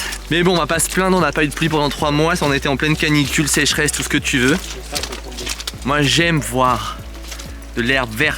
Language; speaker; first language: French; native; French